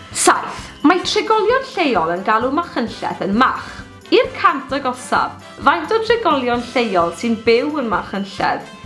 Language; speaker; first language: Welsh; native; Welsh